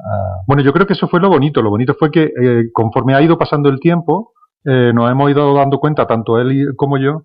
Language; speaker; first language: Spanish; native; Spanish